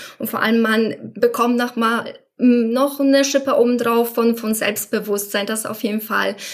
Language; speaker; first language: German; non-native, fluent; Polish